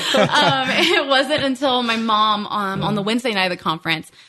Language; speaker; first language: English; native; English